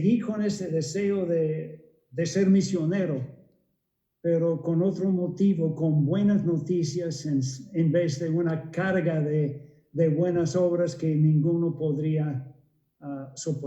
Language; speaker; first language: Spanish; non-native, fluent; English